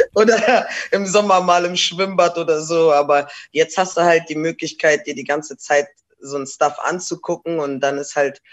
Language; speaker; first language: German; early bilingual, other home language; Portuguese